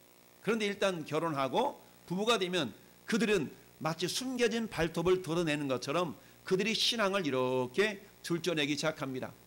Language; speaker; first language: Korean; native; Korean